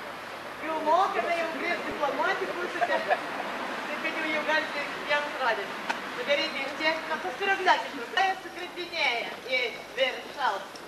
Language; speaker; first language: Lithuanian; native; Lithuanian